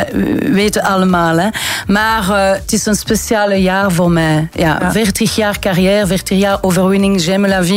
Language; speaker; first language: Dutch; non-native, local second language; French